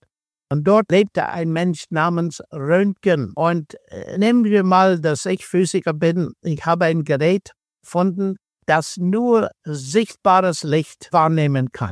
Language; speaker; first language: German; non-native, fluent; English